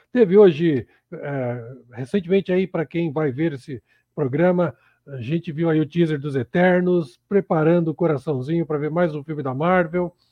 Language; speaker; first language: Portuguese; native; Portuguese